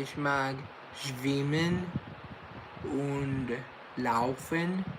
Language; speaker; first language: German; non-native, learner; English